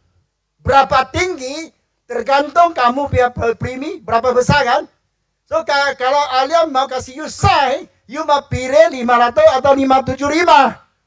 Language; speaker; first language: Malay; non-native, local second language; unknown